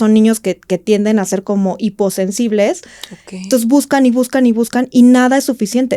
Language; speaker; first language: Spanish; native; Spanish